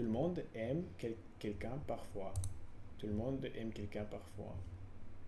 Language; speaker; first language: French; non-native, learner; Russian